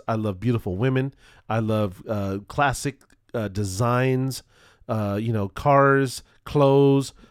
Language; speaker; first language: English; native; English